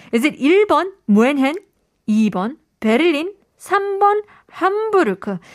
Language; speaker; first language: Korean; native; Korean